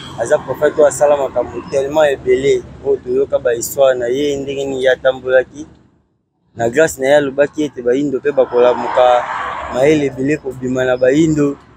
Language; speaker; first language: Lingala; native; Lingala